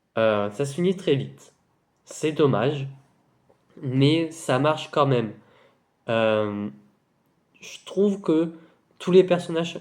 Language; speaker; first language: French; native; French